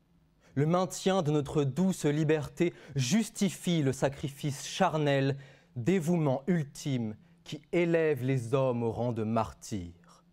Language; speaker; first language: French; native; French